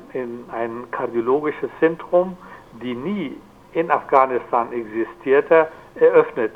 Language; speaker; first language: German; non-native, fluent; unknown